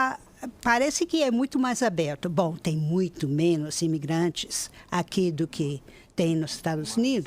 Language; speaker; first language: Portuguese; non-native, fluent; English